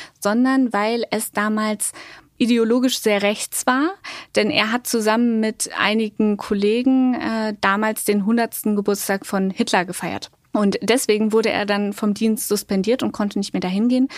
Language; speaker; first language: German; native; German